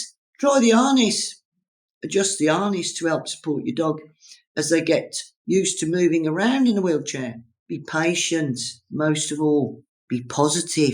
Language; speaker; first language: English; native; English